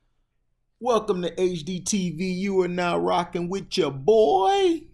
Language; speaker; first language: English; native; English